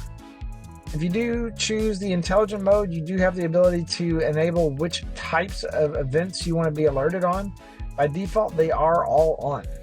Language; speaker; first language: English; native; English